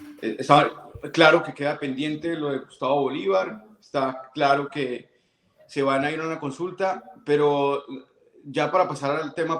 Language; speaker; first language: Spanish; native; Spanish